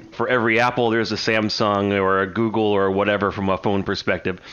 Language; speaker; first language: English; native; English